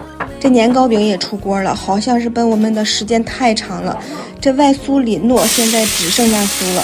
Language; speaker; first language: Chinese; native; Chinese